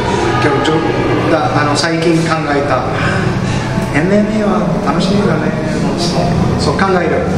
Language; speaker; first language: Japanese; non-native, learner; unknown